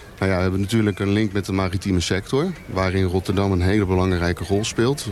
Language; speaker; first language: Dutch; native; Dutch